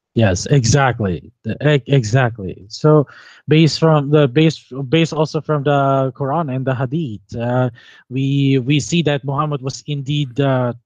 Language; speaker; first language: English; non-native, local second language; Filipino